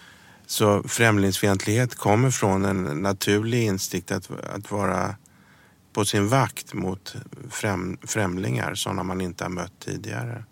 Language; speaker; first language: Swedish; early bilingual, other home language; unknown